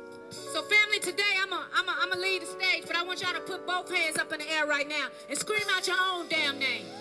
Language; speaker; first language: English; native; English